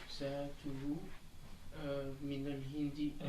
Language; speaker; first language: Arabic; non-native, learner; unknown